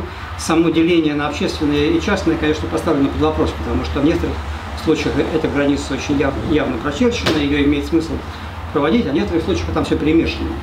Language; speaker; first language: Russian; native; Russian